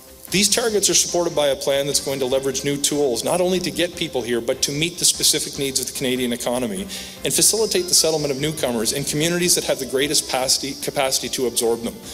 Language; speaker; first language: English; native; English